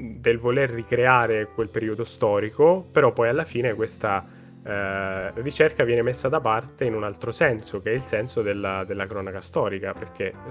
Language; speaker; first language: Italian; native; Italian